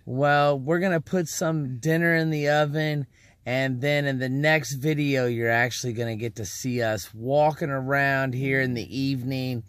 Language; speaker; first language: English; native; English